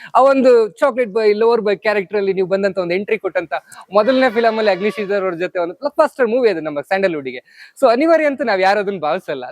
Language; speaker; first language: Kannada; native; Kannada